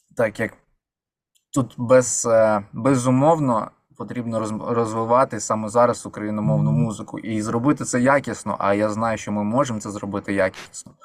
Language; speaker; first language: Ukrainian; native; Ukrainian